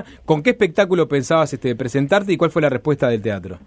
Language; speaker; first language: Spanish; native; Spanish